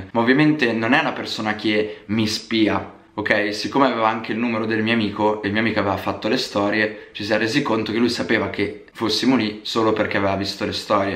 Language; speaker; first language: Italian; native; Italian